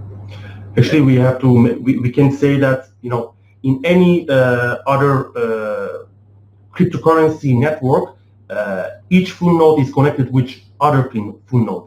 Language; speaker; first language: English; non-native, fluent; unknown